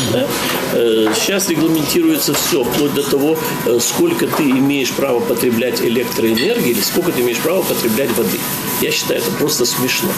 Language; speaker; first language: Russian; native; Russian